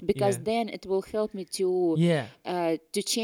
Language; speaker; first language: English; non-native, fluent; Ukrainian